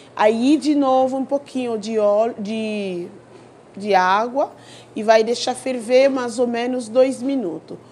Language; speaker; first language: Portuguese; non-native, fluent; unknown